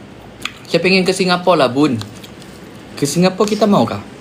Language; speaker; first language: Malay; native; Malay